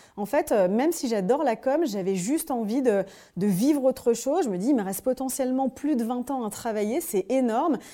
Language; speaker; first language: French; native; French